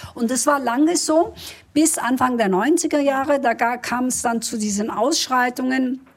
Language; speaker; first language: German; early bilingual, other home language; Kurdish